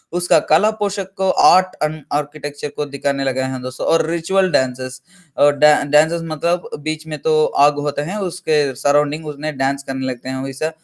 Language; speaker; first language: Hindi; non-native, local second language; Telugu